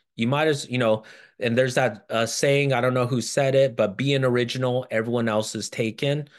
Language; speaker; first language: English; early bilingual, other home language; Japanese